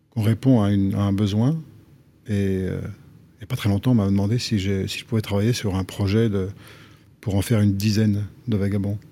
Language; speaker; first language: French; native; French